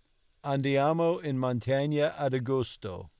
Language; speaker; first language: Italian; non-native, learner; English